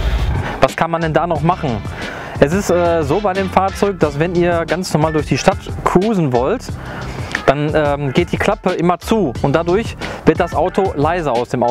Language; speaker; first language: German; native; German